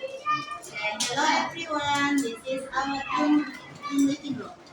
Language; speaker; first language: English; non-native, learner; Indonesian